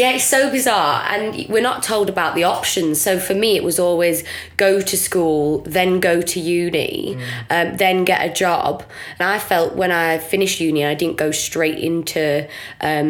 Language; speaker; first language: English; native; English